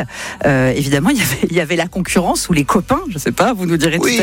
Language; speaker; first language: French; native; French